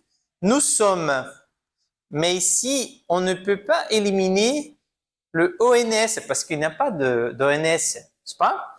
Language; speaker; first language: French; non-native, fluent; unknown